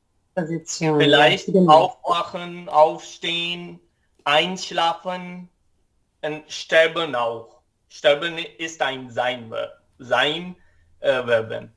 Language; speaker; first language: German; non-native, learner; Urdu